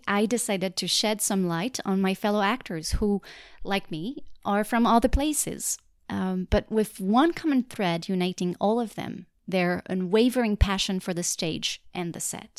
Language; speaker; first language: English; non-native, fluent; French